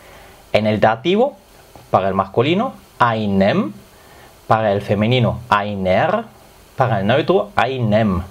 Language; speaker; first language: Spanish; non-native, fluent; German